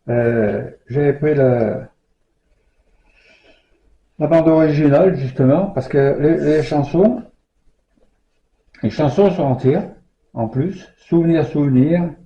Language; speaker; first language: French; native; French